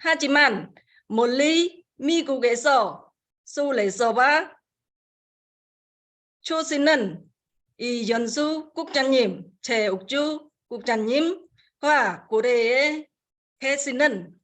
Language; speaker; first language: Korean; non-native, fluent; Khmer